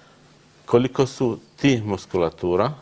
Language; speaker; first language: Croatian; non-native, learner; Arabic